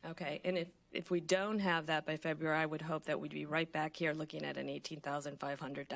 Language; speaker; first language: English; native; English